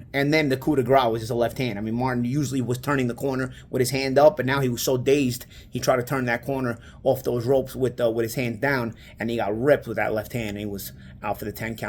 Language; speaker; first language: English; native; English